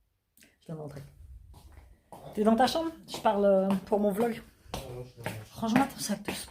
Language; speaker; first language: French; native; French